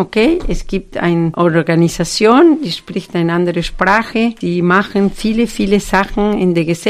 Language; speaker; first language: German; non-native, fluent; Spanish